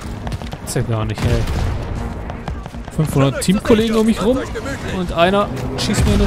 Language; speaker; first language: German; native; German